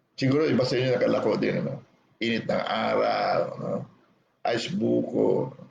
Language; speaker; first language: Filipino; non-native, local second language; Hiligaynon